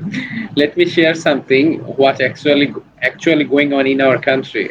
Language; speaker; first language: English; non-native, learner; Bangla